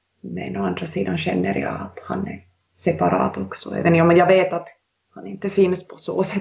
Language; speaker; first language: Swedish; non-native, local second language; Finnish